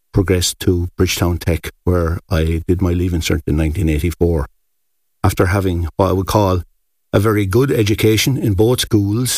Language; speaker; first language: English; native; English